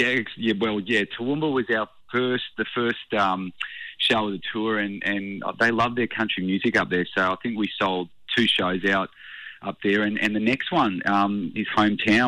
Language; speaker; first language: English; native; English